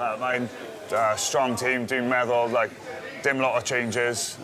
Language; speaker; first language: Welsh; non-native, local second language; English